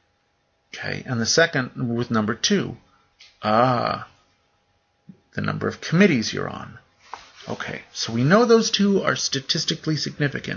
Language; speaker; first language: English; native; English